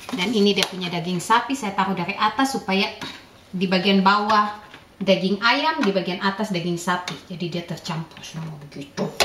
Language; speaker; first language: Indonesian; non-native, local second language; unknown